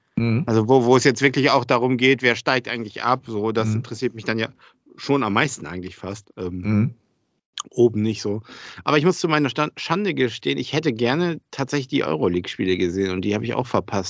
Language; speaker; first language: German; native; German